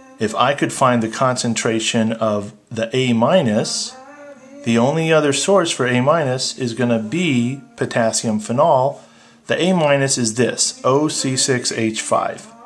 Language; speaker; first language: English; native; English